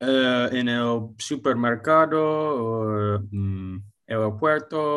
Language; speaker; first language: Spanish; non-native, learner; English